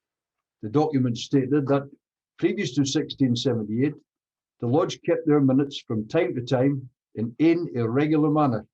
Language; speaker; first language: English; native; English